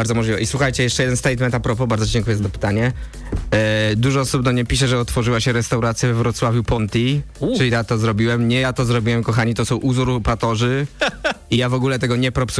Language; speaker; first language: Polish; native; Polish